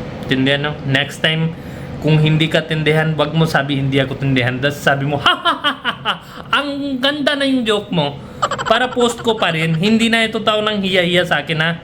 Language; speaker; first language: Filipino; non-native, learner; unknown